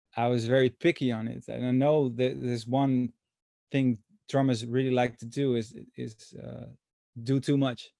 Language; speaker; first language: English; non-native, fluent; Dutch